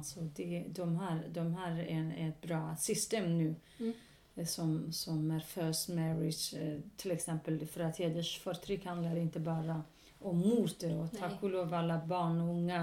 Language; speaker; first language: Swedish; non-native, local second language; Kurdish